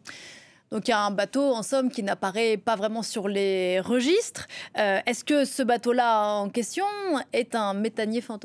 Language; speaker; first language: French; native; French